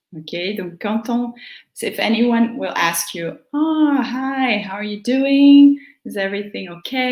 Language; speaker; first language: English; non-native, fluent; Portuguese